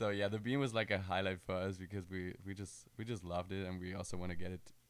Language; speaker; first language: English; non-native, fluent; German